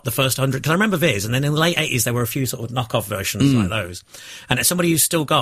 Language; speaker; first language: English; native; English